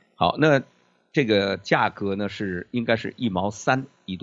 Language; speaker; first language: Chinese; native; Chinese